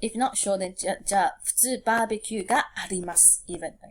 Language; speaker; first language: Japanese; non-native, fluent; English